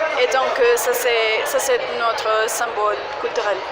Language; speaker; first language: French; non-native, fluent; Spanish